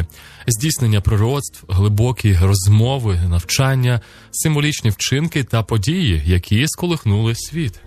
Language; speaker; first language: Ukrainian; native; Ukrainian